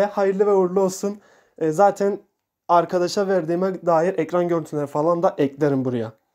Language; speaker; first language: Turkish; native; Turkish